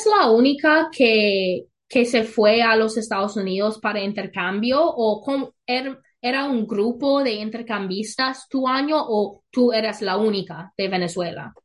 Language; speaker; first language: Spanish; non-native, learner; English